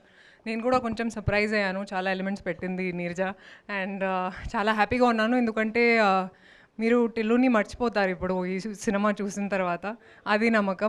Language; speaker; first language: Telugu; non-native, fluent; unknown